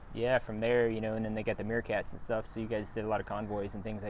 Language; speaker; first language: English; native; English